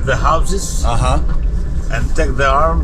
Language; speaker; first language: English; non-native, learner; Albanian